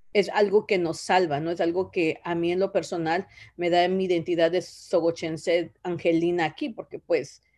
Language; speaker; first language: Spanish; early bilingual, other home language; Zapotec